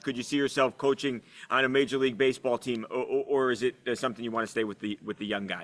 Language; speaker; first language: English; native; English